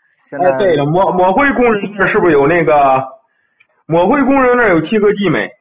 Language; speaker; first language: Chinese; native; Chinese